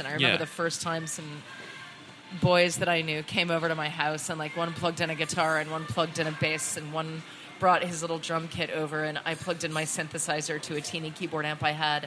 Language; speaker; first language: English; native; English